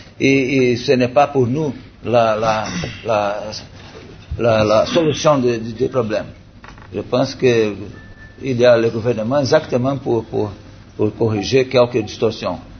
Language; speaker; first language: French; non-native, learner; Portuguese